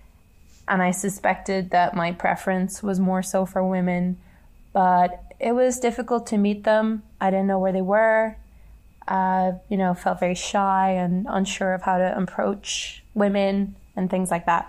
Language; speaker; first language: English; native; English